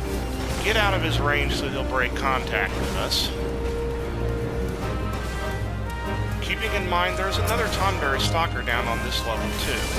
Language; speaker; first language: English; native; English